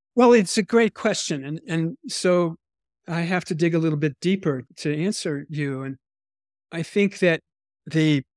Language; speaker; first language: English; native; English